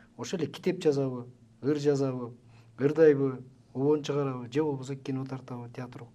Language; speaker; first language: Kyrgyz; native; Kyrgyz